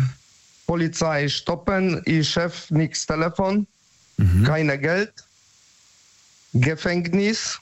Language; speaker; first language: German; non-native, learner; Polish